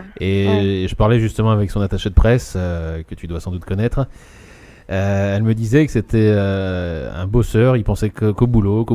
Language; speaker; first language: French; native; French